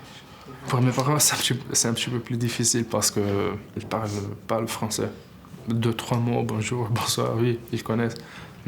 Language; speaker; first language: French; non-native, learner; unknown